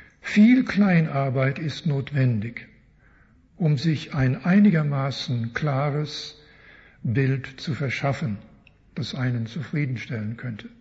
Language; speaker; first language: German; early bilingual, heritage; German